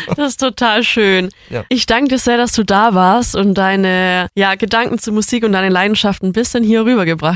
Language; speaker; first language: German; native; German